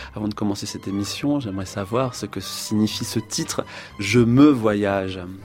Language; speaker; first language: French; native; French